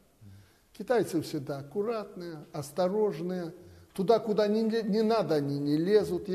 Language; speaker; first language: Russian; native; Russian